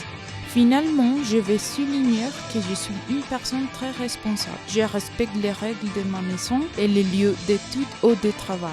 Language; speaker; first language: French; non-native, learner; Spanish